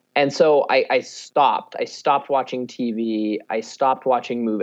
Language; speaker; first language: English; native; English